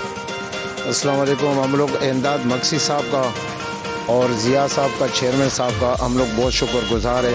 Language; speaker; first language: Hindi; non-native, local second language; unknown